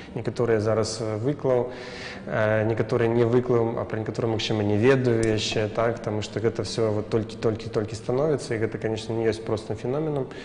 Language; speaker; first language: Belarusian; native; Belarusian